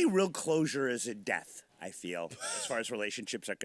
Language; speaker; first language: English; native; English